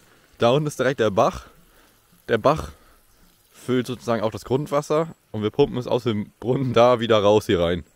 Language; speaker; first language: German; native; German